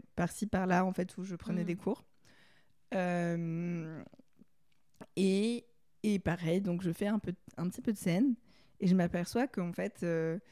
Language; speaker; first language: French; native; French